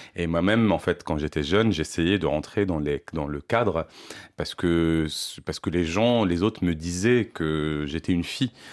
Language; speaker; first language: French; non-native, local second language; Arabic